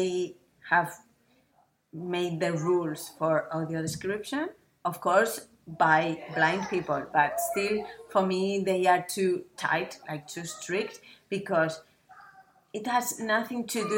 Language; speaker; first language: English; non-native, fluent; Spanish